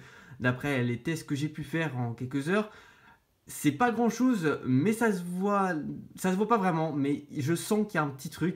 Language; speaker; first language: French; native; French